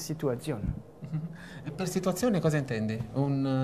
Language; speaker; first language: Italian; native; Italian